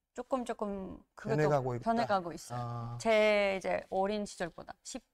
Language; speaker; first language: Korean; non-native, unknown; Georgian